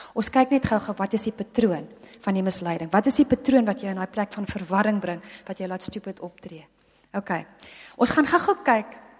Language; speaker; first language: Afrikaans; non-native, local second language; English